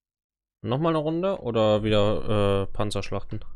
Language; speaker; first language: German; native; German